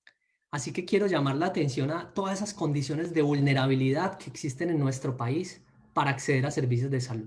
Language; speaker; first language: Spanish; native; Spanish